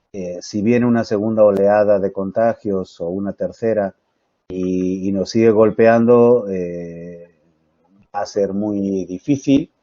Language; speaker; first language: Spanish; native; Spanish